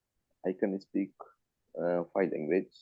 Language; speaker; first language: English; non-native, learner; Tamil